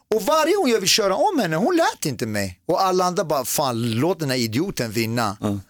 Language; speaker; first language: Swedish; early bilingual, other home language; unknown